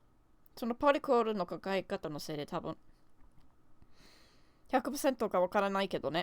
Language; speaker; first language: Japanese; non-native, learner; English